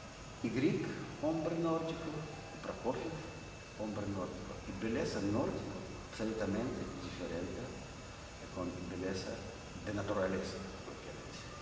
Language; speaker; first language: Spanish; non-native, learner; Russian